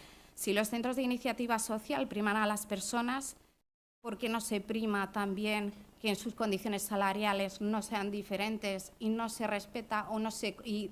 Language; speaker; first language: Spanish; native; Spanish